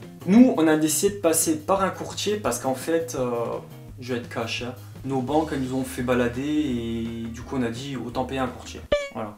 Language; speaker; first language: French; native; French